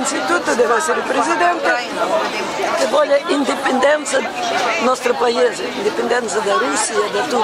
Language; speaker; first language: Italian; non-native, fluent; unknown